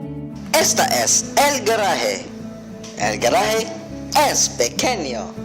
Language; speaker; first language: Spanish; non-native, learner; Cebuano